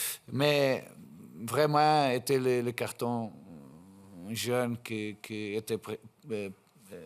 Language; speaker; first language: French; non-native, fluent; Portuguese